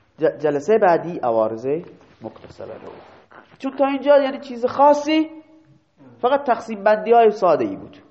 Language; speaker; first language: Persian; non-native, local second language; Baluchi